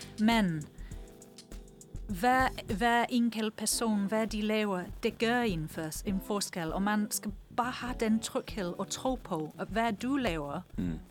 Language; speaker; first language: Danish; non-native, fluent; English